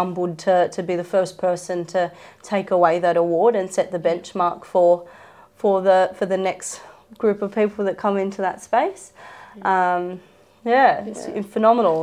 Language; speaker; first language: English; native; English